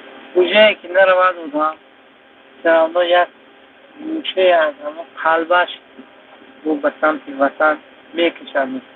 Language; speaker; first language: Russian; non-native, learner; Tajik